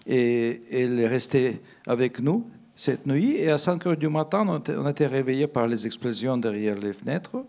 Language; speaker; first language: French; non-native, fluent; Russian